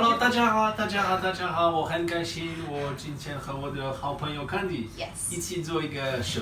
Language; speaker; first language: Chinese; non-native, fluent; French